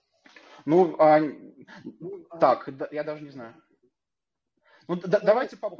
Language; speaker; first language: Russian; native; Russian